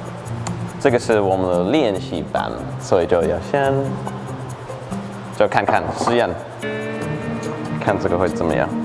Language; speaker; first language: Chinese; non-native, fluent; English